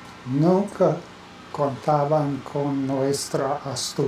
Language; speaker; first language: Spanish; non-native, learner; English